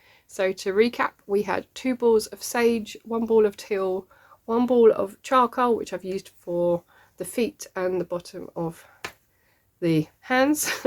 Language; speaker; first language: English; native; English